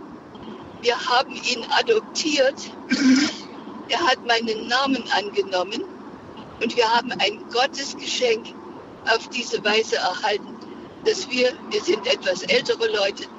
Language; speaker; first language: German; native; German